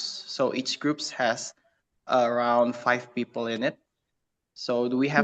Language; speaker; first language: English; non-native, fluent; Indonesian